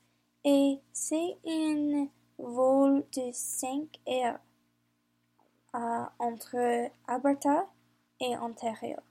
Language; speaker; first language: French; non-native, learner; English